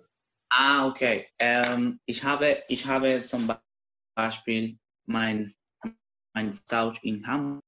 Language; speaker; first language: German; non-native, learner; Spanish